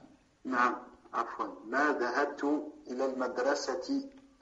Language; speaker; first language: Arabic; non-native, learner; French